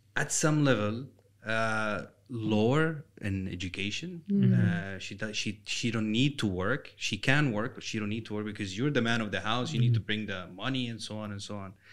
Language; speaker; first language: English; non-native, fluent; Arabic